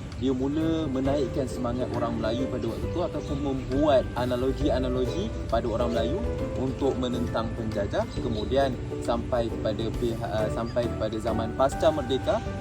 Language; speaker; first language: Malay; native; Malay